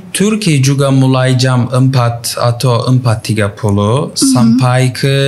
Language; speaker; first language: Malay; non-native, learner; Turkish